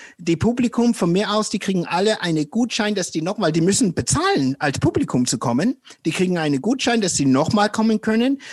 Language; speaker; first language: German; non-native, fluent; English